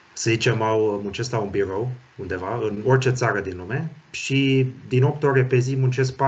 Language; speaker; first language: Romanian; early bilingual, heritage; Romanian